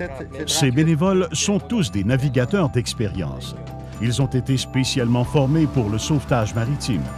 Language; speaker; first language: French; native; French